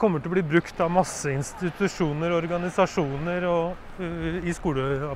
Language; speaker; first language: Norwegian; native; Norwegian